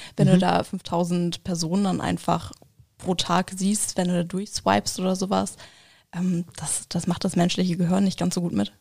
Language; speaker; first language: German; native; German